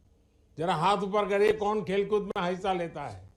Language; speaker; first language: Hindi; non-native, local second language; Gujarati